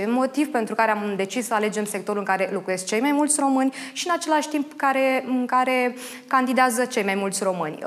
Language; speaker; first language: Romanian; native; Romanian